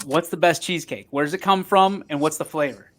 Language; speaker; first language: English; native; English